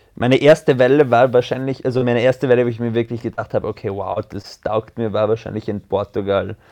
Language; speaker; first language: German; early bilingual, other home language; French